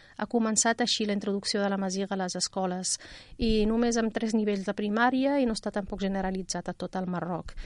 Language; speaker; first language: Catalan; non-native, fluent; Riffian